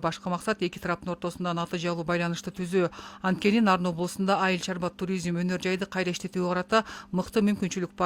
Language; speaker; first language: Kyrgyz; native; Kyrgyz